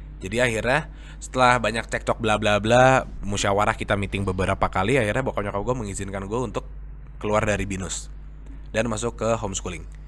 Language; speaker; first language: Indonesian; native; Indonesian